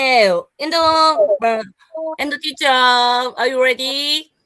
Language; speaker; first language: English; non-native, learner; Japanese